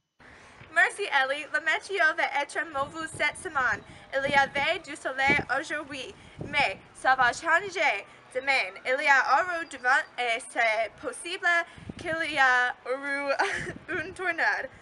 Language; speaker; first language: French; non-native, learner; English